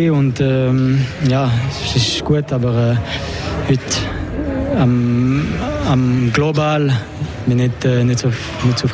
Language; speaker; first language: German; non-native, local second language; French